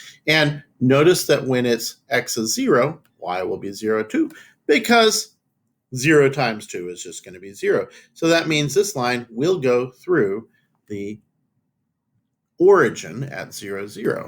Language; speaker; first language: English; native; English